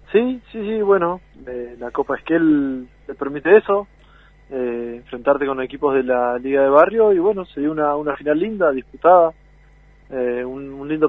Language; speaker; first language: Spanish; native; Spanish